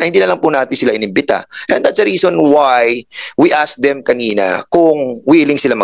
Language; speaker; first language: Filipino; native; Filipino